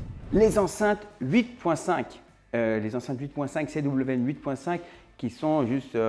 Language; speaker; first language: French; native; French